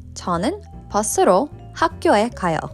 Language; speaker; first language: Korean; non-native, fluent; English